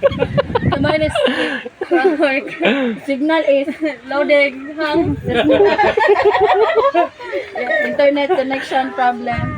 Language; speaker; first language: English; non-native, learner; Filipino